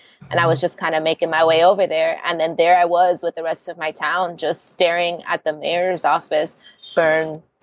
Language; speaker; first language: English; early bilingual, other home language; Spanish